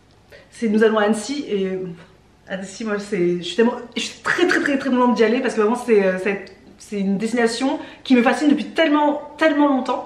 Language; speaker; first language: French; native; French